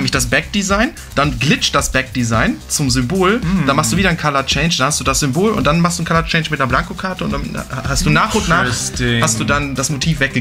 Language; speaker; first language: German; native; German